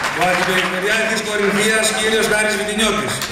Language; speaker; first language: Greek; native; Greek